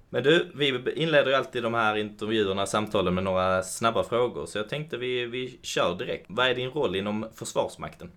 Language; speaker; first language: Swedish; native; Swedish